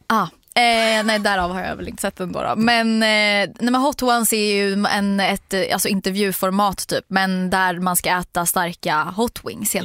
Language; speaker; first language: Swedish; native; Swedish